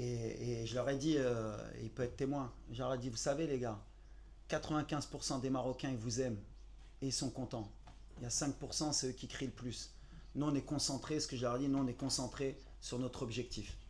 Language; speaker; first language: French; native; French